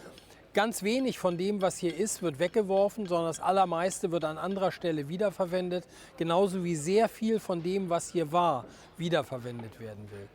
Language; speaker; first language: German; native; German